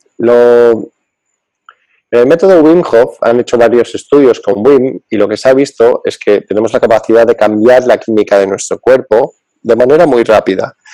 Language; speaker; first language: Spanish; early bilingual, other home language; English